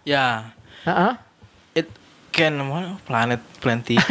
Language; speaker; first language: English; non-native, learner; Indonesian